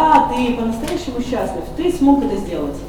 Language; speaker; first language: Russian; native; Russian